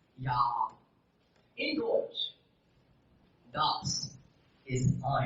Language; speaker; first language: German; non-native, learner; English